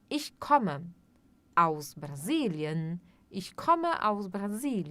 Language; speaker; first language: German; non-native, fluent; Portuguese